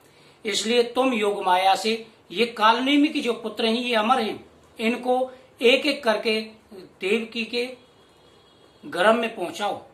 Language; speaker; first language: Hindi; native; Hindi